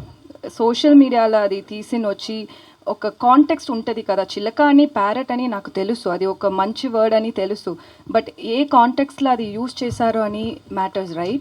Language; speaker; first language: Telugu; non-native, local second language; Tamil